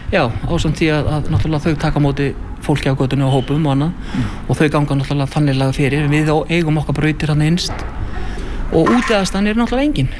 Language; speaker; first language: Icelandic; native; Icelandic